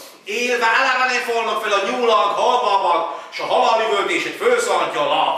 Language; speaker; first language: Hungarian; native; Hungarian